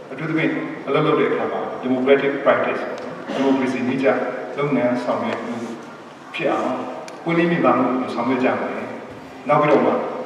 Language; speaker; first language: Burmese; non-native, local second language; Hakha Chin